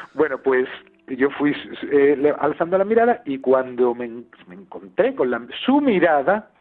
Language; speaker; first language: Spanish; native; Spanish